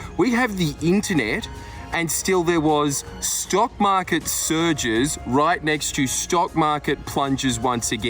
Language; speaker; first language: English; native; English